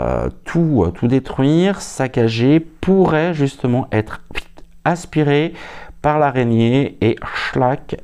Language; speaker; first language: French; native; French